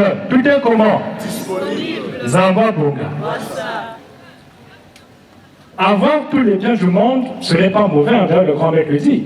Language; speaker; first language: French; non-native, local second language; Lingala